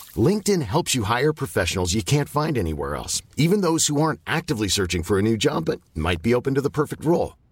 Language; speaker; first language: English; native; English